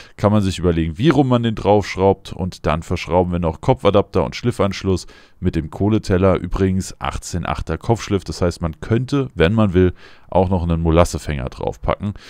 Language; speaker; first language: German; native; German